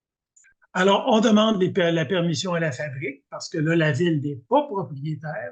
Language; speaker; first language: French; native; French